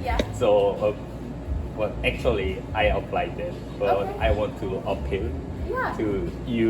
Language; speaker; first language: English; non-native, learner; Korean